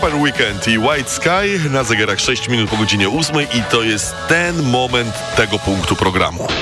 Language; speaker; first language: Polish; native; Polish